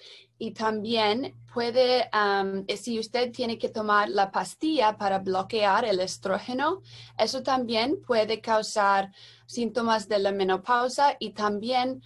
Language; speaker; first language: Spanish; non-native, learner; English